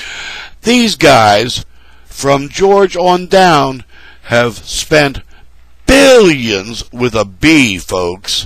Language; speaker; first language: English; native; English